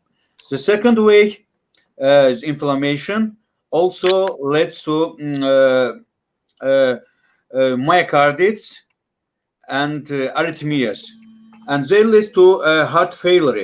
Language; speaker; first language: English; non-native, learner; Russian